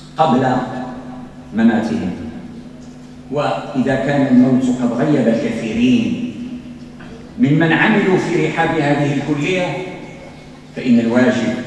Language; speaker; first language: Arabic; native; Arabic